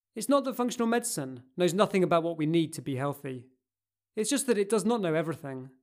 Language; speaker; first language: English; native; English